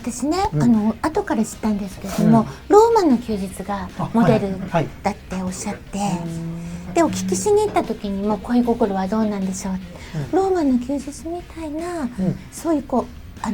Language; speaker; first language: Japanese; native; Japanese